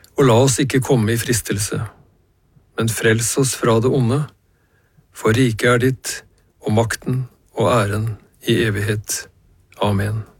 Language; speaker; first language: Norwegian; native; Norwegian